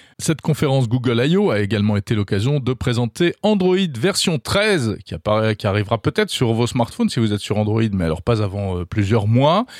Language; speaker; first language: French; native; French